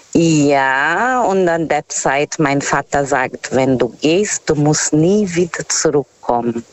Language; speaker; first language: German; non-native, fluent; Portuguese